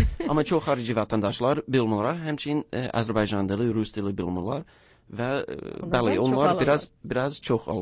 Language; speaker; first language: Turkish; non-native, learner; English